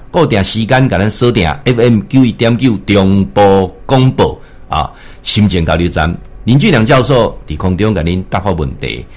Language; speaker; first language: Chinese; native; Chinese